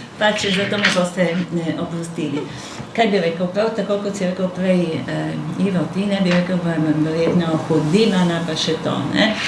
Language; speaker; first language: Slovenian; native; Slovenian